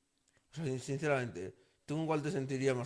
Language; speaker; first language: Spanish; native; Spanish